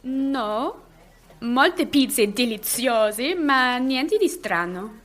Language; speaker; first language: Italian; non-native, learner; English